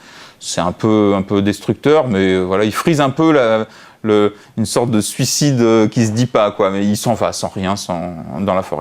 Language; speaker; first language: French; native; French